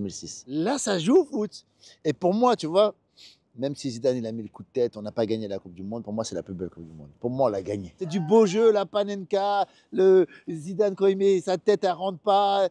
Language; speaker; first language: French; native; French